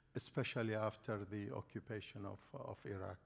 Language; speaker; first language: English; non-native, fluent; Arabic